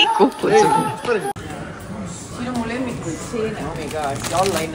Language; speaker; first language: Estonian; native; Estonian